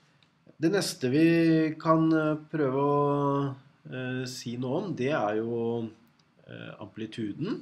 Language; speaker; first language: Norwegian; native; Norwegian